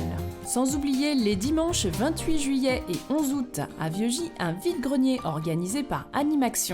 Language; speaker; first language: French; native; French